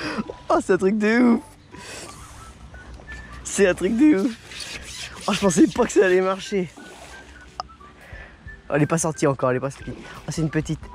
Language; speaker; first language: French; native; French